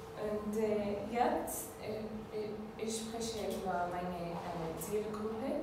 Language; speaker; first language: German; non-native, learner; Arabic